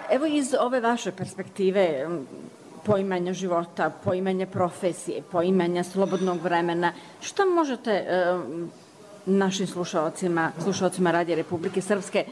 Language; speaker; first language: Serbian; native; Serbian